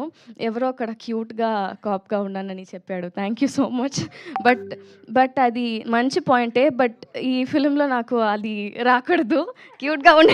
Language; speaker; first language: Telugu; non-native, learner; Tamil